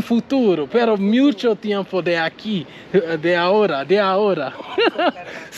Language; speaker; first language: Spanish; non-native, learner; English